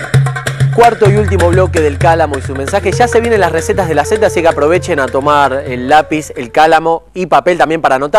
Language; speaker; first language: Spanish; native; Spanish